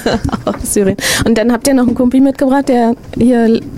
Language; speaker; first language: German; native; German